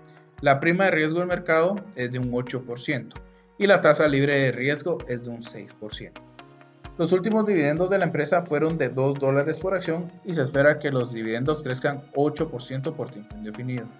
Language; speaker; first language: Spanish; native; Spanish